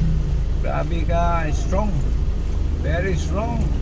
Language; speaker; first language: English; non-native, local second language; Cebuano